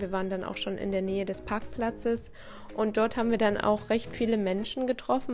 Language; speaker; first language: German; native; German